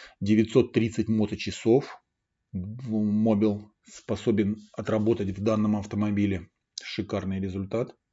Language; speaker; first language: Russian; native; Russian